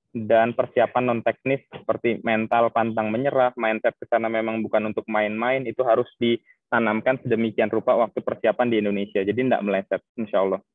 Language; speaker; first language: Indonesian; native; Indonesian